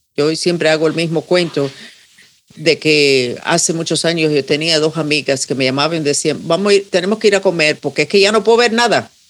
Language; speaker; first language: Spanish; non-native, fluent; English